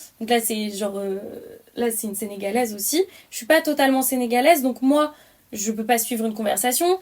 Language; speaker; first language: French; early bilingual, other home language; Wolof